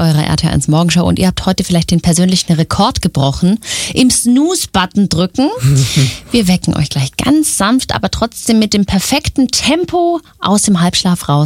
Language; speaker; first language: German; native; German